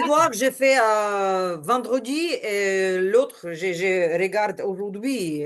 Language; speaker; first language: French; non-native, learner; Ukrainian